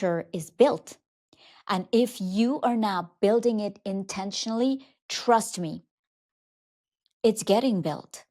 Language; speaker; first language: English; native; English